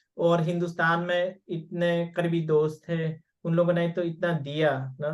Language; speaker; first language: Hindi; non-native, fluent; English